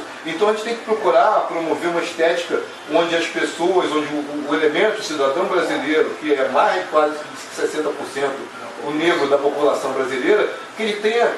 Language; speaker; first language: Portuguese; native; Portuguese